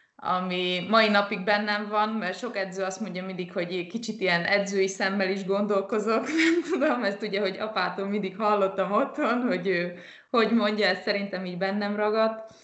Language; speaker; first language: Hungarian; early bilingual, heritage; Hungarian